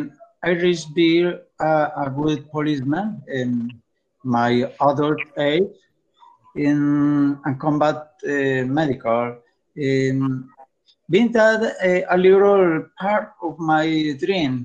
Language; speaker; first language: English; non-native, learner; Spanish